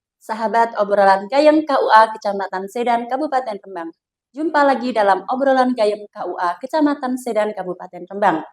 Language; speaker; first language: Indonesian; non-native, local second language; Javanese